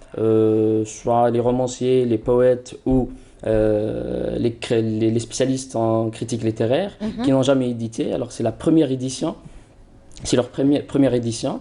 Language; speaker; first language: French; non-native, local second language; Arabic